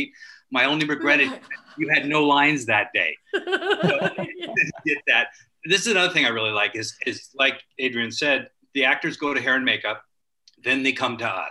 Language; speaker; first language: English; native; English